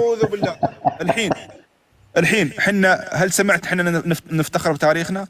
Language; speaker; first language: Arabic; native; Arabic